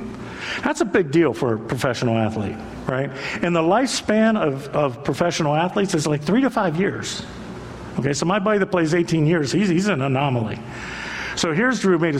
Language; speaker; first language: English; native; English